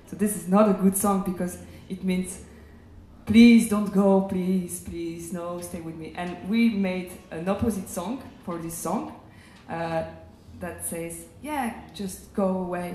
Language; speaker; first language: English; non-native, fluent; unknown